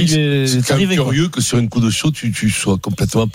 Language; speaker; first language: French; native; French